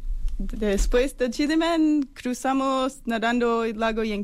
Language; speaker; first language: Spanish; non-native, fluent; English